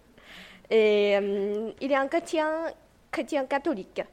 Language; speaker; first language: French; non-native, fluent; Vietnamese